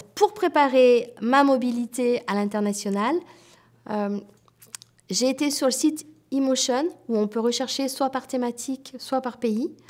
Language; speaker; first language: French; native; French